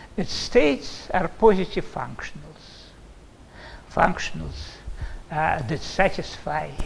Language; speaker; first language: English; non-native, fluent; Russian